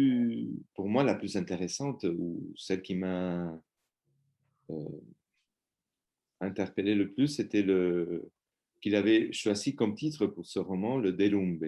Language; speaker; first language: French; non-native, fluent; Spanish